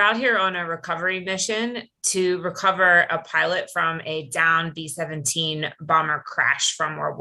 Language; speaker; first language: English; native; English